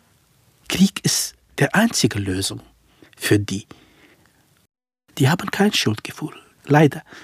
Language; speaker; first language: German; non-native, fluent; Central Kurdish